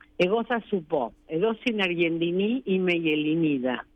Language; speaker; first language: Greek; early bilingual, heritage; Greek